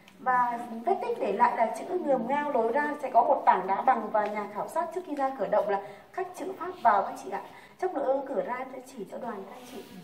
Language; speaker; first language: Vietnamese; non-native, local second language; Tày